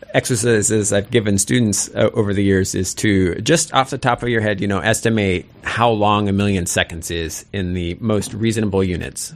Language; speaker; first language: English; native; English